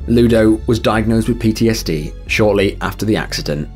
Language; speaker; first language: English; native; English